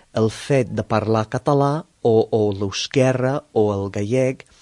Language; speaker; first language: Catalan; non-native, fluent; English